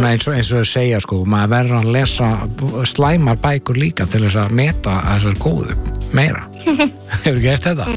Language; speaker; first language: Icelandic; native; Icelandic